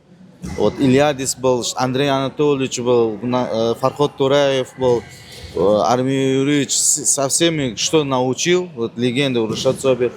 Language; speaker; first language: Russian; non-native, learner; Uzbek